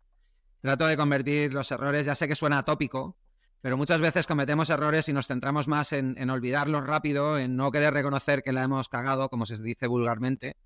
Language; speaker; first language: Spanish; native; Spanish